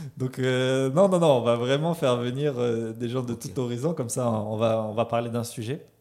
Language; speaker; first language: French; native; French